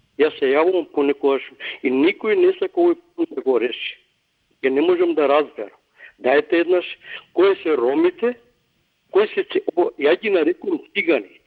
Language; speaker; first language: Macedonian; non-native, local second language; Romany